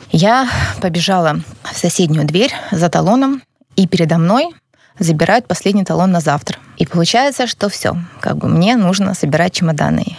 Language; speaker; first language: Russian; native; Russian